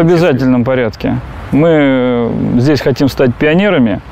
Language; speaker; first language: Russian; native; Russian